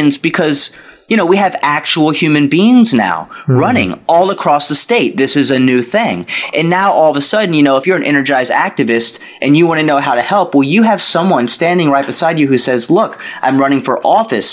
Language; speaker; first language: English; native; English